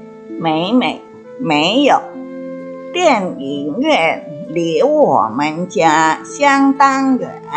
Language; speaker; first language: Chinese; non-native, fluent; Indonesian